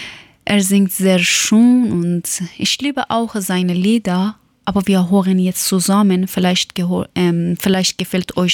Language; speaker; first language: German; non-native, learner; Persian